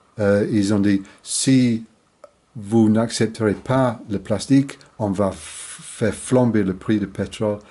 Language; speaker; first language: French; non-native, fluent; English